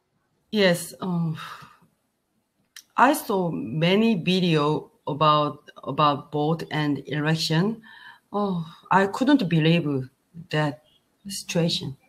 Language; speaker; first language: English; non-native, learner; Korean